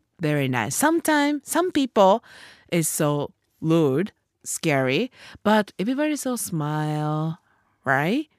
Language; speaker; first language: English; non-native, learner; Japanese